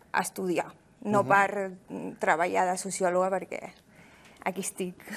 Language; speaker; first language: Catalan; early bilingual, other home language; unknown